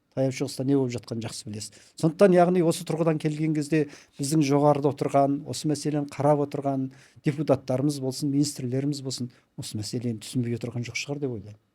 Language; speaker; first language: Kazakh; early bilingual, heritage; Kazakh